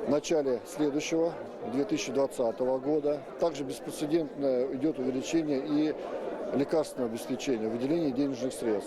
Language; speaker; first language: Russian; native; Russian